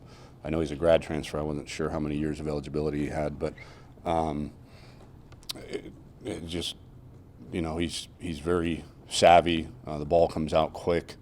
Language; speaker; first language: English; native; English